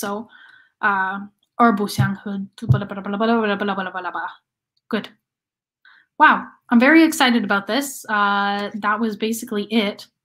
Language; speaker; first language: English; native; English